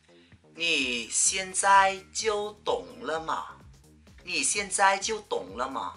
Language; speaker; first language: Chinese; non-native, fluent; Vietnamese